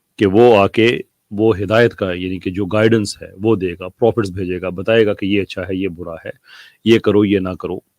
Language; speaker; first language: Urdu; non-native, local second language; Punjabi